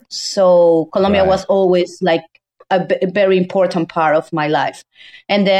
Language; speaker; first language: English; non-native, fluent; Spanish